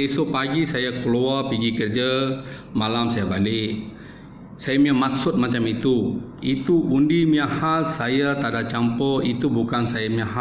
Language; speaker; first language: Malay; non-native, learner; Bangla